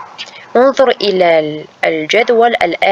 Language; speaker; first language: Arabic; non-native, fluent; Uzbek